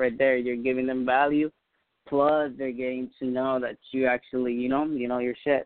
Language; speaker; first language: English; non-native, fluent; Spanish